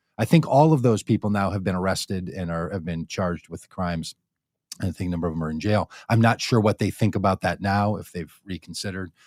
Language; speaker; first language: English; native; English